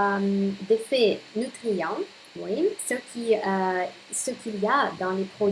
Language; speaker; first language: French; non-native, fluent; Russian